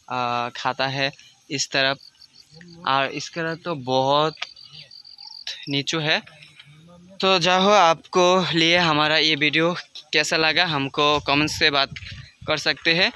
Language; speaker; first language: Hindi; non-native, learner; Bangla